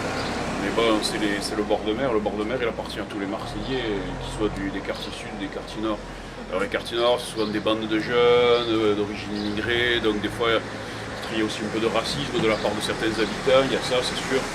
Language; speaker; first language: French; native; French